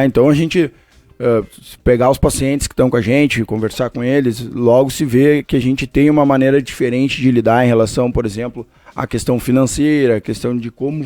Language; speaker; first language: Portuguese; native; Portuguese